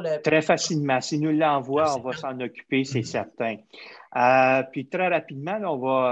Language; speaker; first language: French; native; French